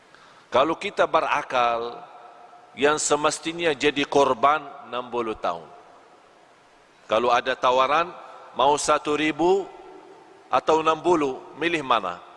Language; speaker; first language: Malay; non-native, fluent; Arabic